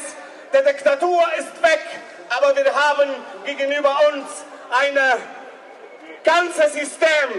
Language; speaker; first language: German; non-native, learner; Arabic